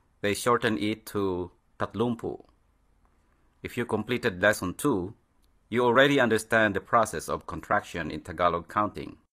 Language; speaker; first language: English; native; English